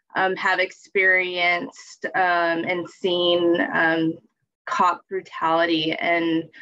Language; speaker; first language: English; native; English